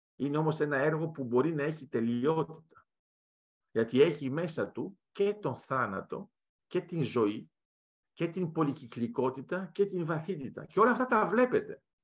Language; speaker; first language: Greek; early bilingual, heritage; Greek